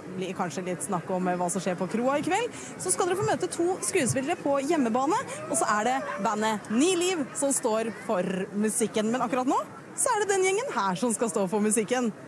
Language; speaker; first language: Norwegian; native; Norwegian